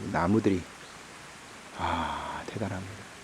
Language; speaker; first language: Korean; native; Korean